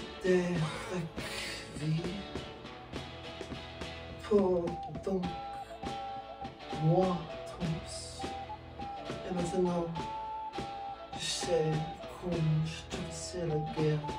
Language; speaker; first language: French; non-native, learner; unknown